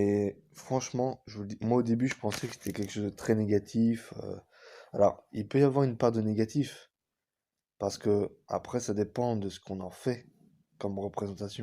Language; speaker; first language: French; native; French